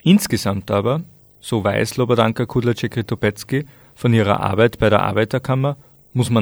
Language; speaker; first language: German; native; German